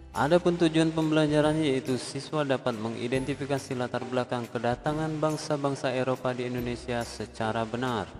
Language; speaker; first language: Indonesian; native; Indonesian